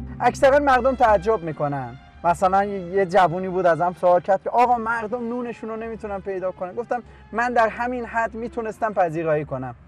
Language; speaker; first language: Persian; non-native, local second language; Azerbaijani